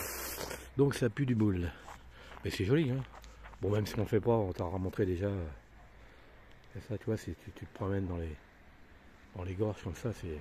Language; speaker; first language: French; native; French